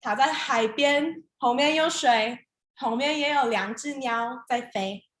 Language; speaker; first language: Chinese; non-native, learner; English